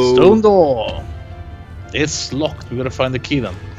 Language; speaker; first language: English; non-native, fluent; Norwegian